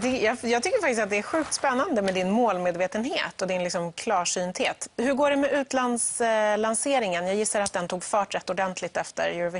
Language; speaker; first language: Swedish; native; Swedish